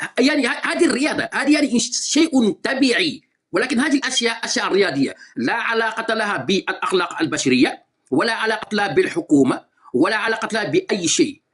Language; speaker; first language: Arabic; non-native, fluent; Wolof